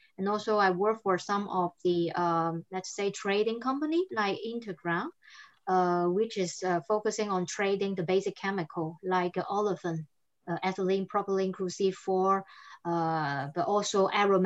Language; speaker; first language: English; non-native, fluent; Cantonese